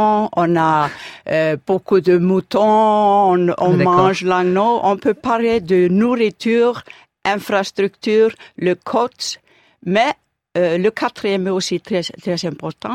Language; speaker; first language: French; non-native, learner; Icelandic